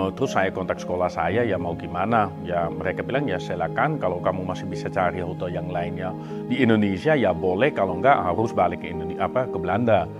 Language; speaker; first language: Indonesian; non-native, fluent; Dutch